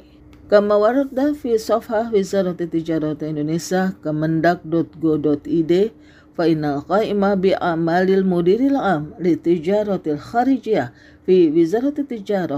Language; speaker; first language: Arabic; non-native, fluent; Indonesian